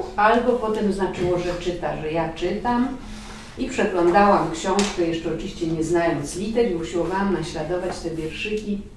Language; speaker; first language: Polish; native; Polish